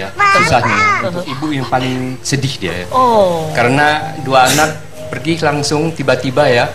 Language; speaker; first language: Indonesian; non-native, fluent; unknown